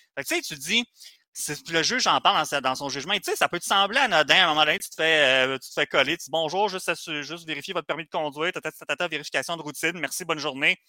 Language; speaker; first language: French; native; French